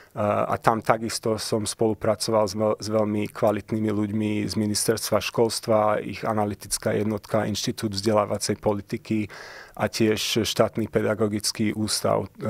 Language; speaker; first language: Slovak; early bilingual, heritage; Slovak